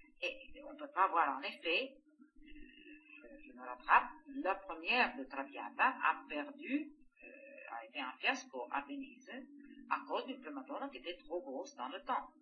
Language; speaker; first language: French; non-native, fluent; Greek